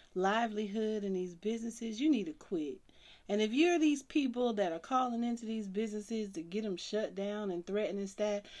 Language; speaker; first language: English; native; English